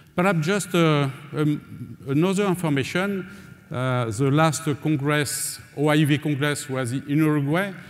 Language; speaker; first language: English; non-native, learner; French